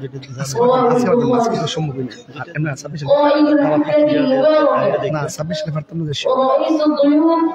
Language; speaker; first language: Arabic; non-native, learner; Bangla